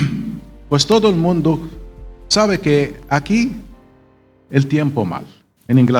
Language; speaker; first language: Spanish; non-native, fluent; Arabic